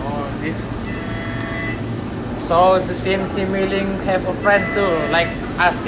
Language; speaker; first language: English; non-native, learner; Indonesian